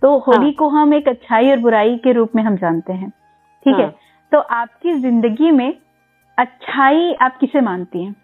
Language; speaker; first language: Hindi; native; Hindi